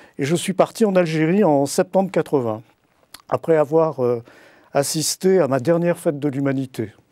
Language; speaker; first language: French; native; French